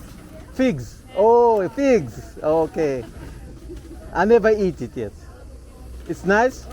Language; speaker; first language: English; non-native, learner; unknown